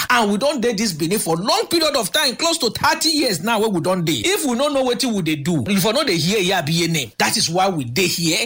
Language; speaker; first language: Nigerian Pidgin; native; Nigerian Pidgin